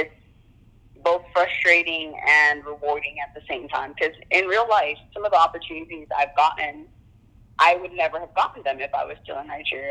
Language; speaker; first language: English; non-native, local second language; Yoruba